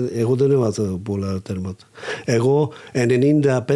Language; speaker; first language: Greek; non-native, learner; Slovak